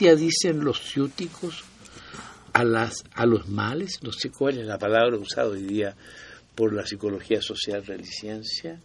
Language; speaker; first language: Spanish; native; Spanish